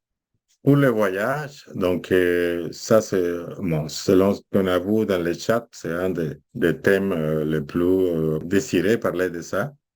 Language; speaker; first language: French; non-native, fluent; Spanish